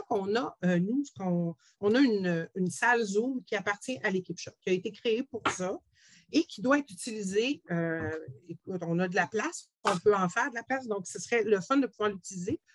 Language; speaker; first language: French; native; French